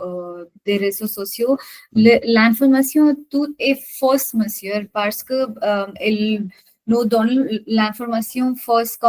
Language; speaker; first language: French; non-native, learner; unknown